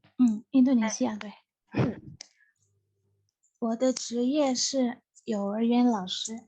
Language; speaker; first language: Chinese; non-native, learner; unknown